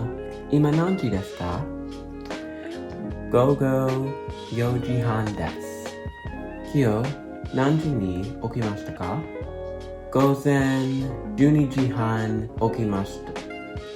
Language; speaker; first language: Japanese; non-native, learner; English